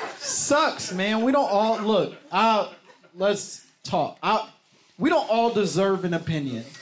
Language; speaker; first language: English; native; English